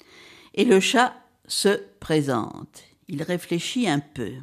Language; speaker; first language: French; native; French